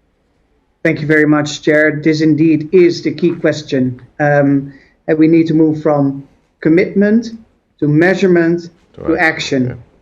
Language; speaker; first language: English; non-native, fluent; Dutch